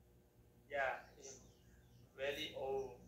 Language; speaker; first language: English; non-native, learner; Thai